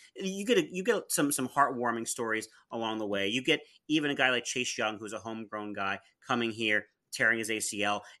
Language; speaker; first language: English; early bilingual, other home language; Italian